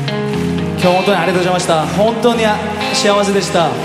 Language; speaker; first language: Japanese; non-native, fluent; Korean